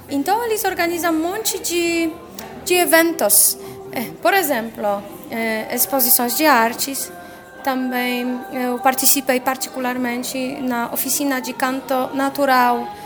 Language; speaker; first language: Portuguese; non-native, fluent; Polish